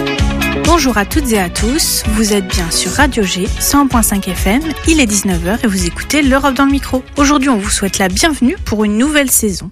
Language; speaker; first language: French; native; French